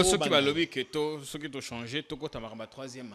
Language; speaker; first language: French; non-native, local second language; Lingala